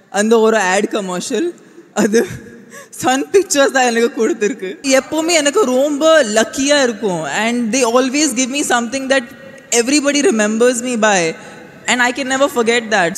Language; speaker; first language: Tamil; non-native, fluent; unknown